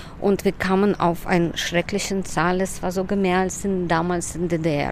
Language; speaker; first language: German; non-native, fluent; Russian